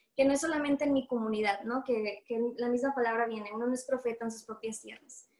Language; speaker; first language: Spanish; native; Spanish